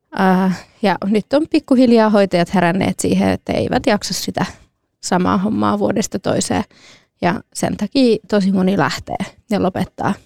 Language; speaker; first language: Finnish; early bilingual, other home language; Kurdish